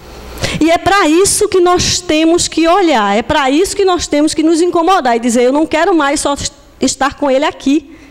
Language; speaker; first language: Portuguese; native; Portuguese